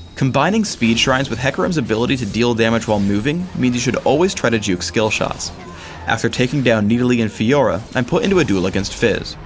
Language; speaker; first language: English; native; English